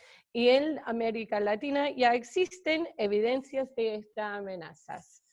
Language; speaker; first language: Spanish; non-native, fluent; English